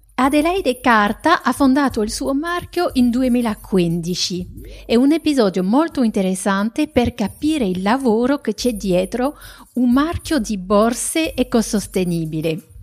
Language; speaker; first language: Italian; non-native, fluent; French